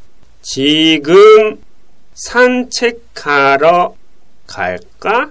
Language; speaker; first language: Korean; non-native, fluent; Japanese